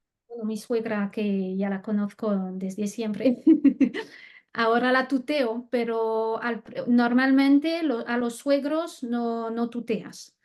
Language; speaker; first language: Spanish; non-native, fluent; French